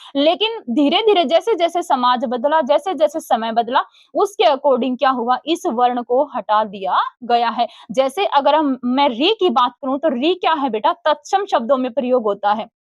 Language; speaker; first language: Hindi; native; Hindi